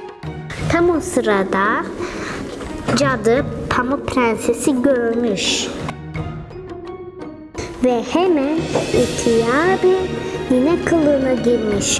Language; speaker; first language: Turkish; early bilingual, heritage; Turkish